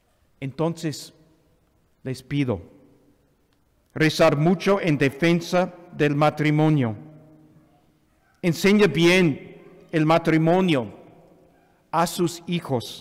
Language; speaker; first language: Spanish; non-native, fluent; English